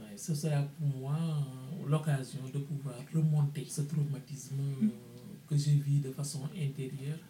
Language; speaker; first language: French; non-native, local second language; Wolof